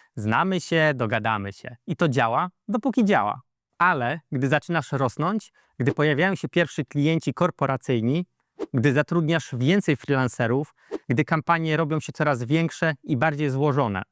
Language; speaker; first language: Polish; native; Polish